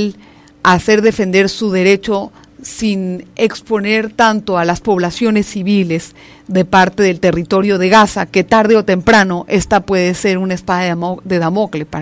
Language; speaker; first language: Spanish; native; Spanish